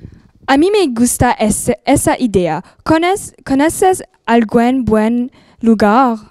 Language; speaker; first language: Spanish; non-native, learner; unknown